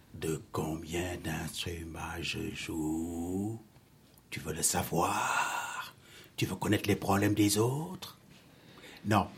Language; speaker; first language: French; non-native, local second language; Wolof